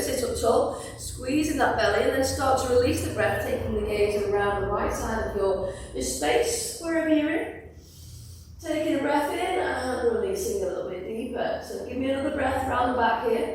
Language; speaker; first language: English; native; English